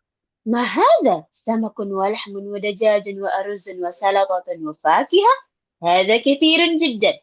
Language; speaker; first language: Arabic; non-native, fluent; Indonesian